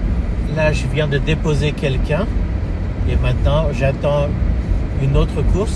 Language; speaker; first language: French; early bilingual, heritage; French